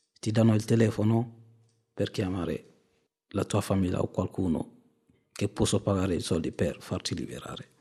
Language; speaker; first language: Italian; non-native, fluent; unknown